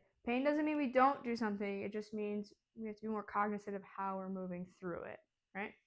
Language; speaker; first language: English; native; English